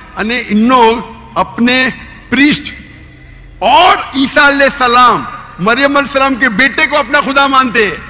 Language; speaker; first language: Urdu; non-native, local second language; Konkani